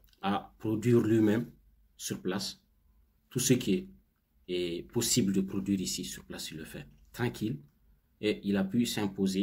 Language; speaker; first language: French; non-native, local second language; Hausa